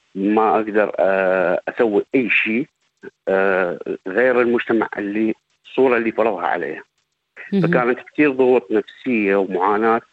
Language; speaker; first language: Arabic; native; Arabic